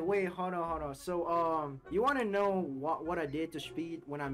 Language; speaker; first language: English; non-native, fluent; Indonesian